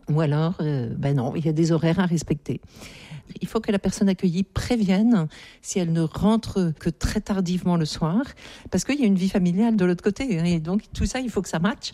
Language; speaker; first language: French; native; French